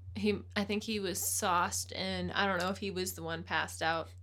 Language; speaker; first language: English; native; English